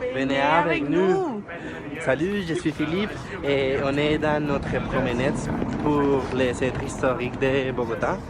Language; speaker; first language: French; non-native, learner; Spanish